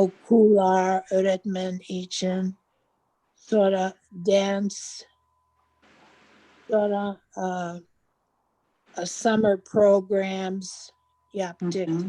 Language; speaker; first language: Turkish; non-native, learner; English